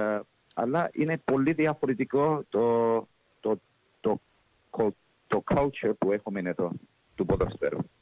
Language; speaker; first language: Greek; early bilingual, heritage; English